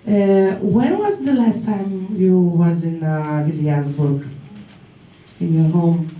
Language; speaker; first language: English; non-native, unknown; Lithuanian